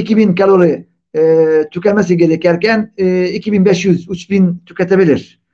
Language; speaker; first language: Turkish; non-native, fluent; Arabic